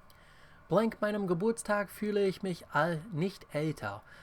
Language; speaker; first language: German; non-native, fluent; English